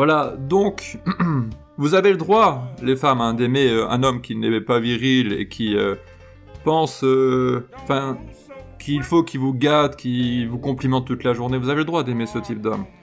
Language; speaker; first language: French; native; French